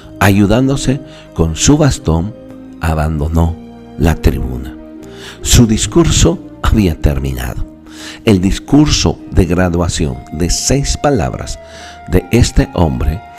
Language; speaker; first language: Spanish; native; Spanish